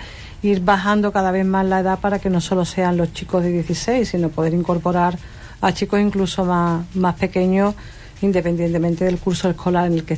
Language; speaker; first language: Spanish; native; Spanish